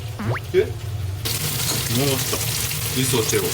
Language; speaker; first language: Korean; non-native, learner; Japanese